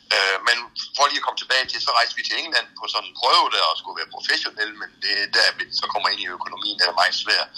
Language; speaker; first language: Danish; native; Danish